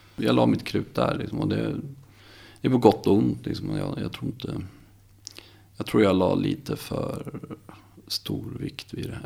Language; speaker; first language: Swedish; native; Swedish